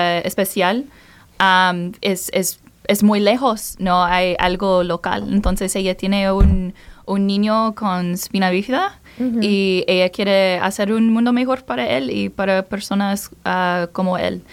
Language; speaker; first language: Spanish; non-native, learner; English